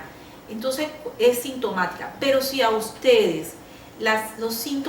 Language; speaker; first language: Spanish; native; Spanish